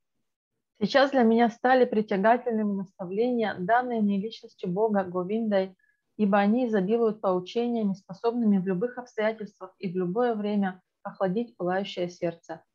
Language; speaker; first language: Russian; native; Russian